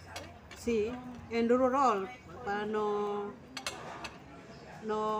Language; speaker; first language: Spanish; non-native, learner; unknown